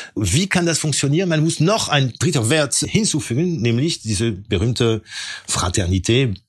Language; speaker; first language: German; non-native, fluent; French